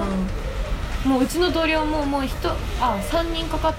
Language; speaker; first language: Japanese; native; Japanese